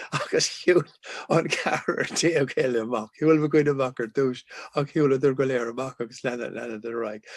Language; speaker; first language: Irish; non-native, local second language; English